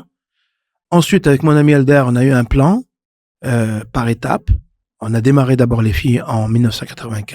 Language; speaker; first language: French; non-native, local second language; Arabic